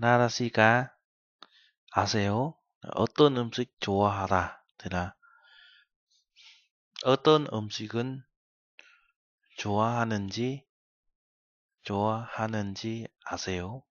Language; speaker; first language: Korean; non-native, fluent; Vietnamese